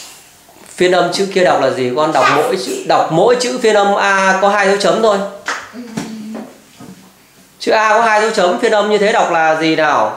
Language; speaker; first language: Vietnamese; native; Vietnamese